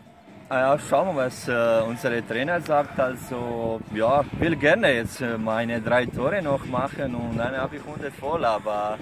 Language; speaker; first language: German; non-native, fluent; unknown